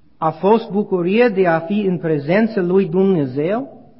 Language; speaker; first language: Romanian; non-native, learner; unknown